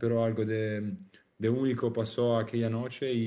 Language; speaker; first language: Spanish; non-native, learner; Italian